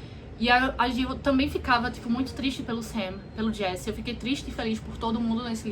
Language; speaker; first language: Portuguese; native; Portuguese